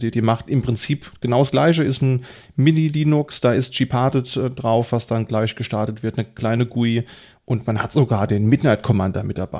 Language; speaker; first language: German; native; German